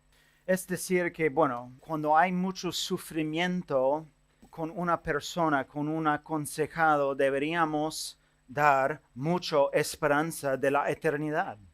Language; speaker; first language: Spanish; non-native, fluent; English